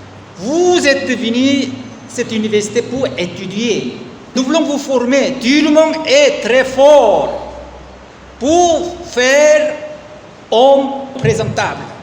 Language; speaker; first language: French; non-native, learner; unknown